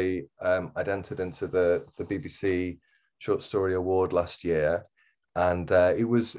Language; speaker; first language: English; native; English